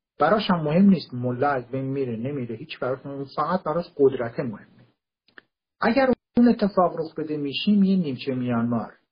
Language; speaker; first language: Persian; non-native, local second language; Kurdish